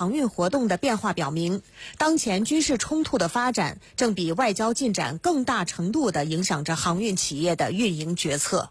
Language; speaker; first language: Chinese; native; Chinese